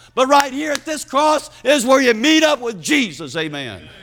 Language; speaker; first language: English; native; English